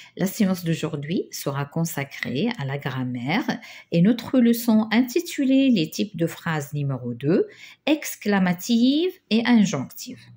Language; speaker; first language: French; non-native, local second language; Arabic